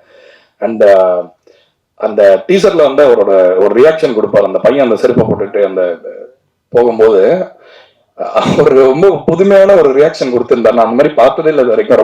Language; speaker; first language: Tamil; native; Tamil